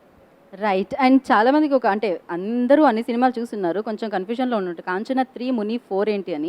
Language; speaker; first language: Telugu; native; Telugu